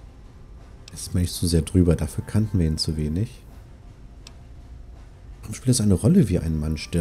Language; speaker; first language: German; native; German